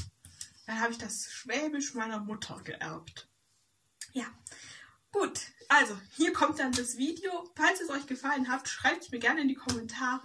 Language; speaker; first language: German; native; German